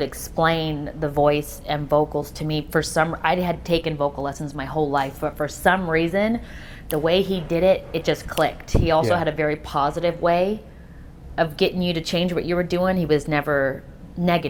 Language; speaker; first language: English; native; English